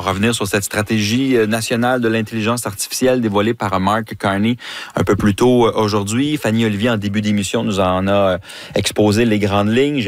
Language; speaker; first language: French; native; French